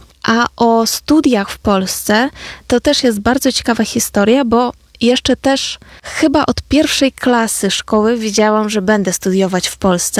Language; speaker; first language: Polish; non-native, fluent; Ukrainian